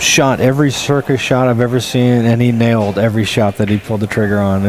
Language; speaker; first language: English; native; English